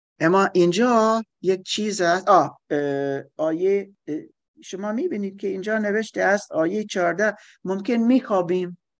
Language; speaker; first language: Persian; non-native, learner; German